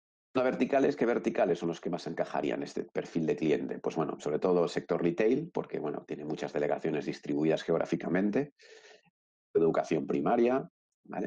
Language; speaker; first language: Spanish; native; Spanish